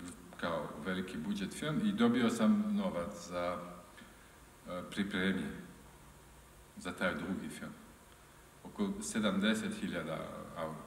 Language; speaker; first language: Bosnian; non-native, learner; French